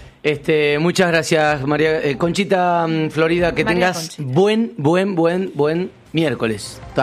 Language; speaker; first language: Spanish; native; Spanish